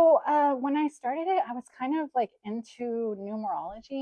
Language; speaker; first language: English; native; English